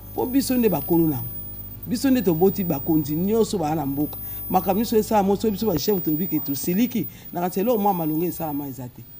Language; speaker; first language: Lingala; non-native, local second language; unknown